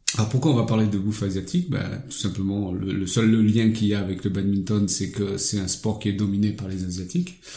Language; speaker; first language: French; early bilingual, other home language; Lao